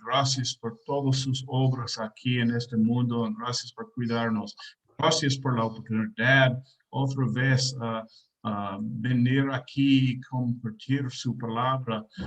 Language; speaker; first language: Spanish; non-native, learner; English